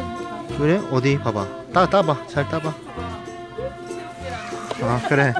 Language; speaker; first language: Korean; native; Korean